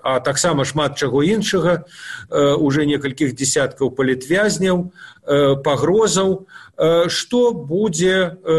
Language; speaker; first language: Belarusian; non-native, local second language; Russian